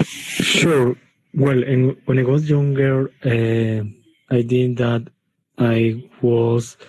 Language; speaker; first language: English; non-native, learner; Spanish